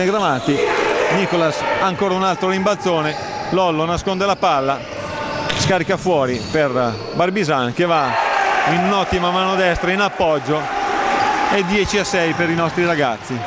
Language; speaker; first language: Italian; native; Italian